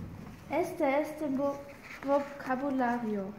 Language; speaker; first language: Spanish; non-native, learner; German